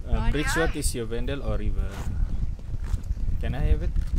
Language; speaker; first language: English; non-native, local second language; Malay